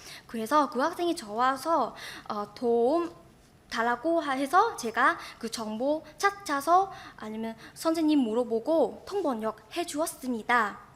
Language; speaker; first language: Korean; non-native, fluent; Vietnamese